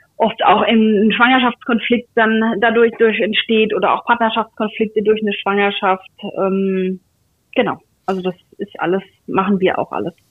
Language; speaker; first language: German; native; German